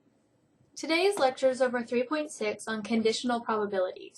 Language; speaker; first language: English; native; English